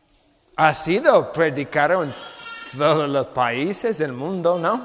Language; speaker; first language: Spanish; non-native, fluent; English